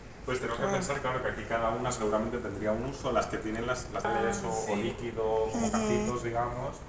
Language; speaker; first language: Spanish; native; Spanish